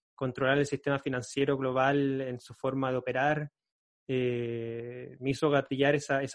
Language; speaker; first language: Spanish; native; Spanish